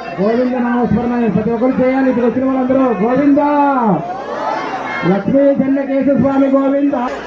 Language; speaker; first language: Telugu; native; Telugu